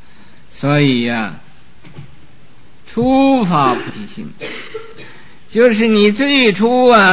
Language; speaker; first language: Chinese; native; Chinese